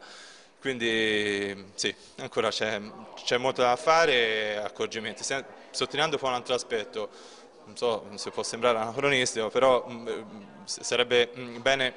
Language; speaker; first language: Italian; native; Italian